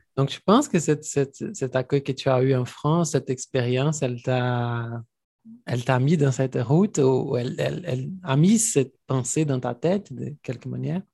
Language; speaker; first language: French; non-native, fluent; Portuguese